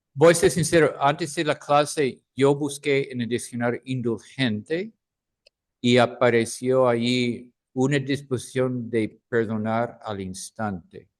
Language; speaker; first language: Spanish; non-native, fluent; English